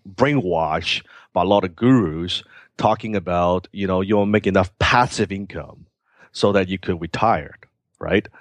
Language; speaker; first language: English; non-native, local second language; Cantonese